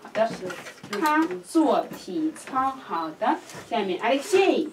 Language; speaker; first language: Russian; non-native, learner; Chinese